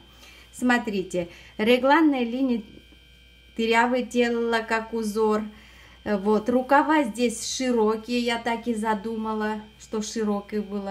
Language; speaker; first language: Russian; non-native, fluent; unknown